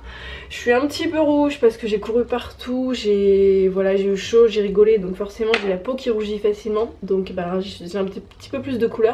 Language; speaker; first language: French; native; French